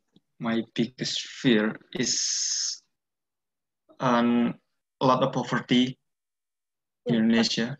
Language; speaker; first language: English; non-native, learner; Indonesian